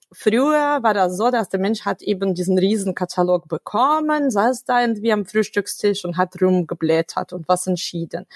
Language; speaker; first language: German; non-native, fluent; Russian